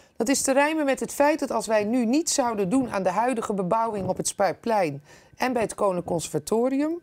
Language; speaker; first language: Dutch; native; Dutch